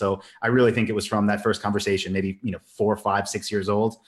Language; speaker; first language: English; native; English